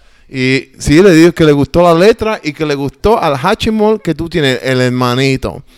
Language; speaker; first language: Spanish; early bilingual, heritage; Spanish